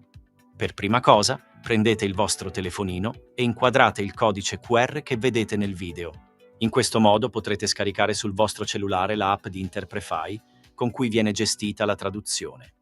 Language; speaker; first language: Italian; native; Italian